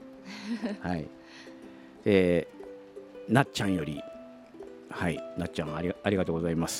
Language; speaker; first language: Japanese; native; Japanese